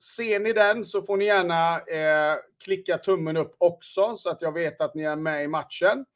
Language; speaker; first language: Swedish; native; Swedish